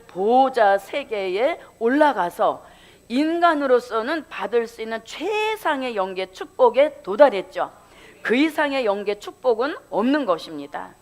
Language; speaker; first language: Korean; native; Korean